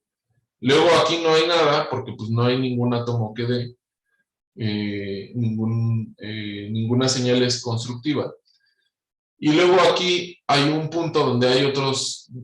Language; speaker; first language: Spanish; native; Spanish